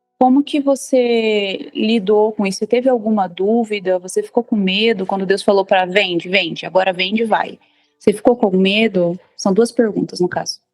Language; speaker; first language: Portuguese; native; Portuguese